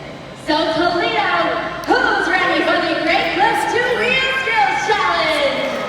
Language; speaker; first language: English; native; English